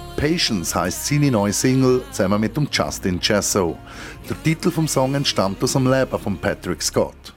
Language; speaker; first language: German; native; German